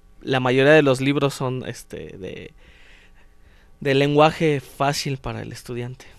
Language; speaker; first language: Spanish; native; Spanish